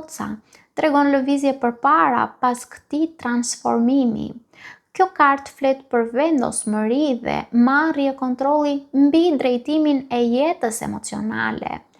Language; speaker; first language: Albanian; native; Albanian